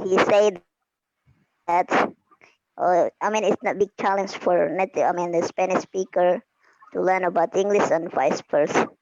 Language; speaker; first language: English; non-native, fluent; Indonesian